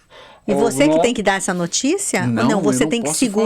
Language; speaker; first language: Portuguese; native; Portuguese